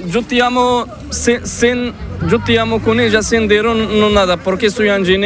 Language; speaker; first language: Spanish; non-native, learner; Arabic